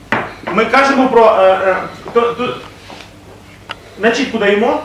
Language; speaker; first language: Ukrainian; native; Ukrainian